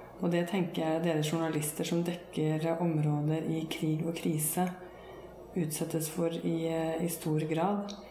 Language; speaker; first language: Norwegian; native; Norwegian